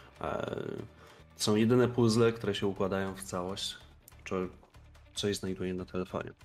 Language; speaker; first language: Polish; native; Polish